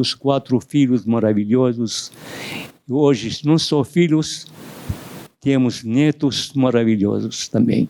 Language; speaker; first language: Portuguese; non-native, fluent; Arabic